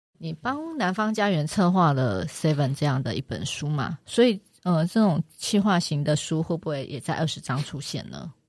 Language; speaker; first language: Chinese; native; Chinese